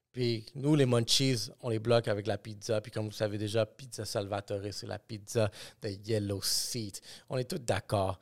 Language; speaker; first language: French; native; French